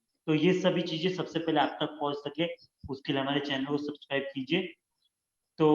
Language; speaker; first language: Hindi; native; Hindi